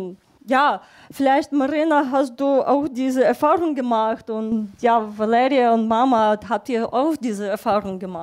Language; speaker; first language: German; non-native, fluent; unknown